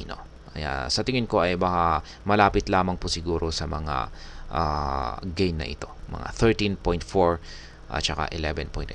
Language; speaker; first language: Filipino; native; Filipino